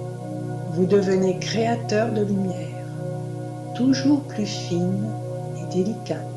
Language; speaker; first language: French; native; French